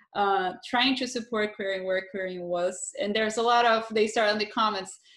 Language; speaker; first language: English; non-native, fluent; Portuguese